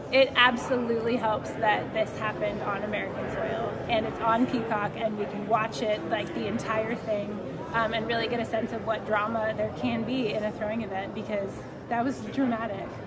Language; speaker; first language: English; native; English